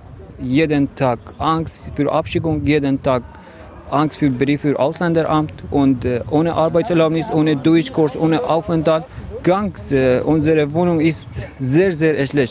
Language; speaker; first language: German; non-native, learner; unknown